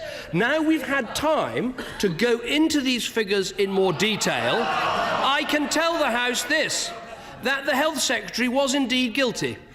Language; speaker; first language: English; native; English